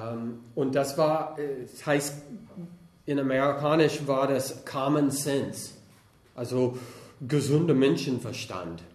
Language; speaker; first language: German; non-native, fluent; English